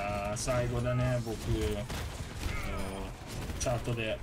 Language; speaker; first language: Japanese; non-native, fluent; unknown